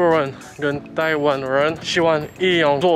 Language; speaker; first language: Chinese; non-native, learner; French